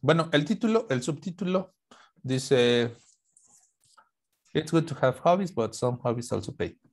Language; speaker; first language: English; non-native, fluent; Spanish